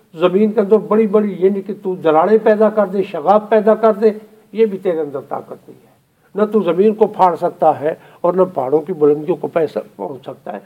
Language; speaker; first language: Urdu; non-native, local second language; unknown